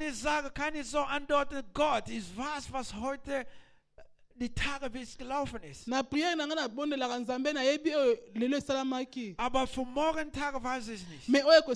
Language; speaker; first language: German; non-native, learner; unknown